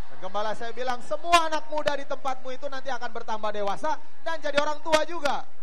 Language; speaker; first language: Indonesian; native; Indonesian